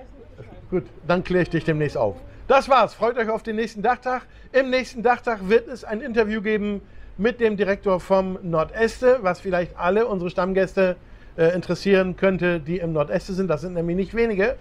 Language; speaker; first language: German; native; German